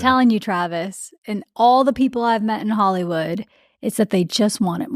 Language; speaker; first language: English; early bilingual, other home language; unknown